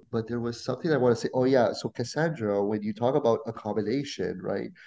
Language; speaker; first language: English; non-native, fluent; French